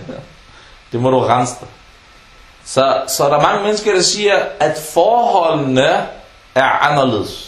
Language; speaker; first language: Danish; non-native, fluent; Arabic